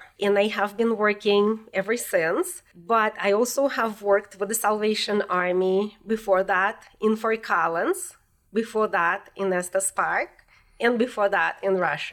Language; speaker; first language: English; non-native, fluent; Russian